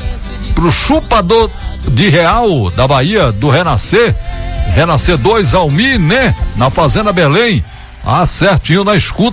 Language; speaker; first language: Portuguese; native; Portuguese